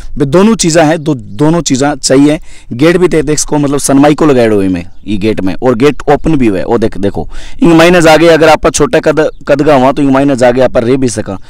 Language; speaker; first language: Hindi; native; Hindi